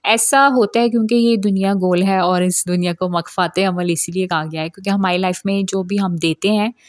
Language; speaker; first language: Urdu; non-native, local second language; Punjabi